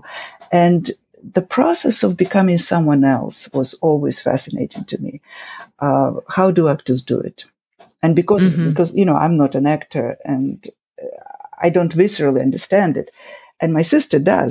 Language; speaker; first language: English; non-native, fluent; Russian